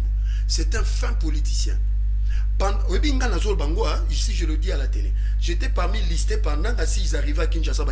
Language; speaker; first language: French; non-native, local second language; Lingala